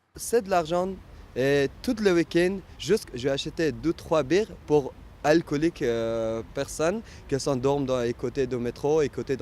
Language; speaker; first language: French; non-native, learner; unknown